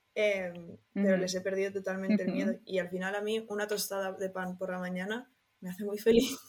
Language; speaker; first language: Spanish; native; Spanish